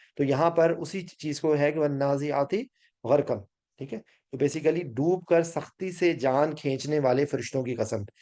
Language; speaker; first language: Urdu; native; Urdu